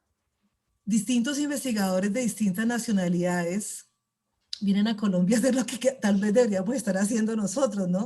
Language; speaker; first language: Spanish; native; Spanish